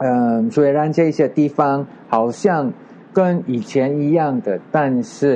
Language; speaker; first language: Chinese; non-native, learner; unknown